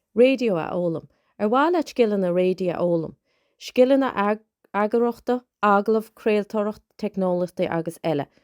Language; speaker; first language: Irish; native; Irish